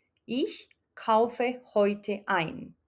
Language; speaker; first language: German; non-native, fluent; Spanish